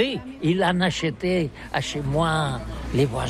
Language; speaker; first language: French; non-native, learner; Catalan